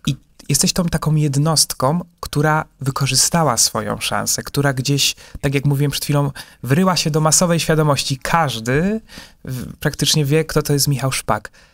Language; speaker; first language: Polish; native; Polish